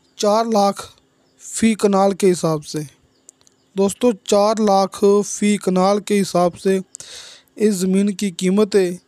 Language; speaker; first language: Urdu; non-native, local second language; Punjabi